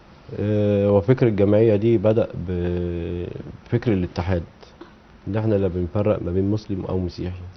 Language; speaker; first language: Arabic; native; Arabic